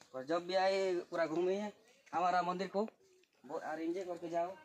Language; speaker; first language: Hindi; non-native, local second language; Odia